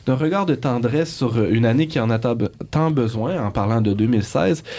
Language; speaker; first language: French; native; French